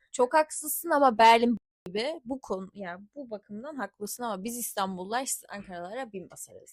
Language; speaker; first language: Turkish; early bilingual, heritage; Turkish